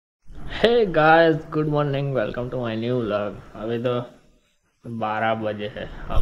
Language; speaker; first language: Hindi; native; Hindi